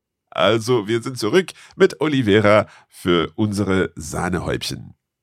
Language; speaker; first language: German; non-native, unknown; English